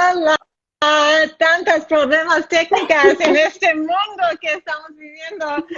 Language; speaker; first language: Spanish; non-native, learner; English